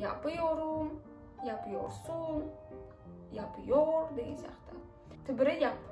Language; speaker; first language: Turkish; non-native, fluent; Kazakh